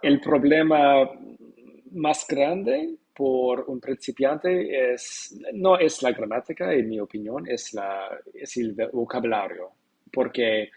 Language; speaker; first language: Spanish; non-native, learner; English